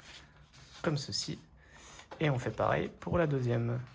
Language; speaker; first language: French; native; French